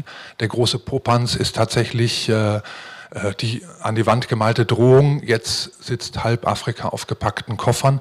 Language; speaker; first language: German; native; German